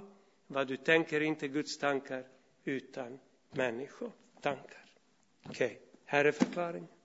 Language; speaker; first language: Swedish; non-native, fluent; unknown